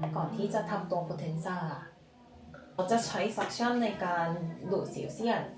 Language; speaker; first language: Thai; non-native, fluent; Korean